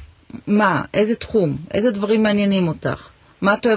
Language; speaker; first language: Hebrew; native; Hebrew